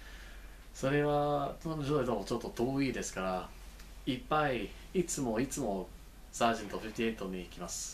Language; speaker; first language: Japanese; non-native, learner; English